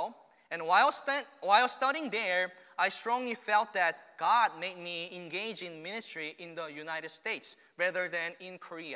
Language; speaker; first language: English; non-native, fluent; Korean